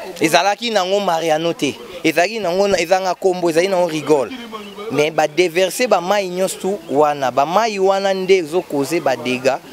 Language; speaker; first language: Lingala; native; Lingala